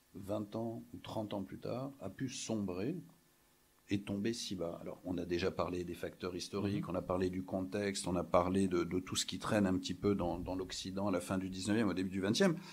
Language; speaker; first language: French; native; French